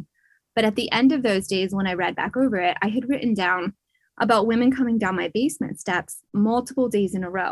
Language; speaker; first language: English; native; English